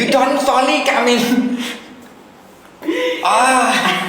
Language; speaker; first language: English; non-native, learner; Thai